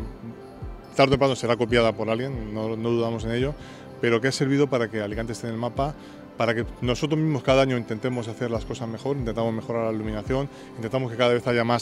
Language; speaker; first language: Spanish; native; Spanish